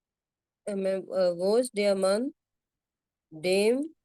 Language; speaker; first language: German; non-native, learner; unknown